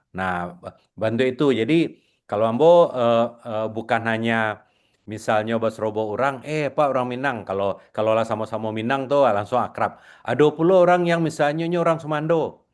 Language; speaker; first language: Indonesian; non-native, local second language; Minangkabau